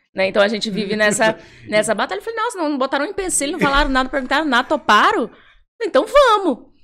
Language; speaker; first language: Portuguese; native; Portuguese